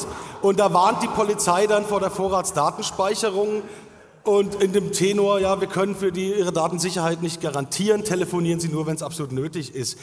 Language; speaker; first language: German; native; German